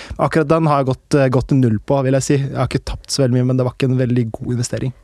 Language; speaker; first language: Norwegian; early bilingual, other home language; Urdu